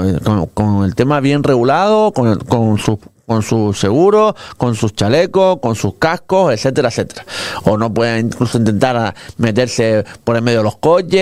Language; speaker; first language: Spanish; native; Spanish